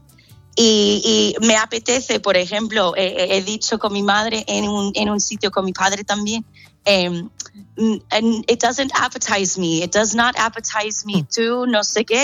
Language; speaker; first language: Spanish; non-native, fluent; English